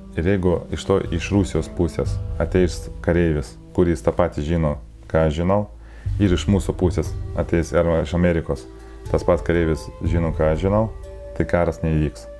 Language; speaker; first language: Lithuanian; non-native, local second language; Polish